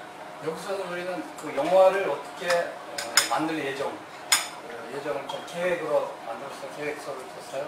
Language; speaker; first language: Korean; non-native, fluent; Kyrgyz